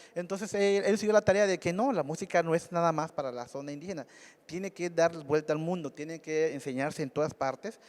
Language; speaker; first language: Spanish; native; Spanish